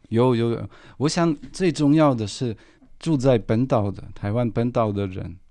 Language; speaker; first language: Chinese; non-native, fluent; Russian